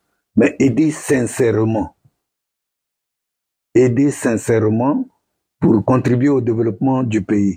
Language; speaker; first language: French; non-native, local second language; Sango